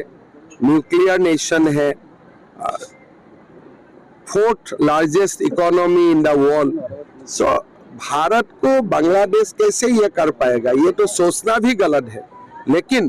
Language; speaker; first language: Hindi; non-native, local second language; Assamese